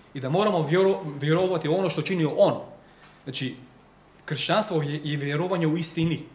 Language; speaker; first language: Serbian; non-native, fluent; Macedonian